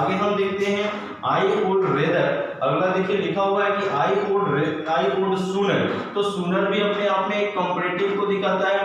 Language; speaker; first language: Hindi; native; Hindi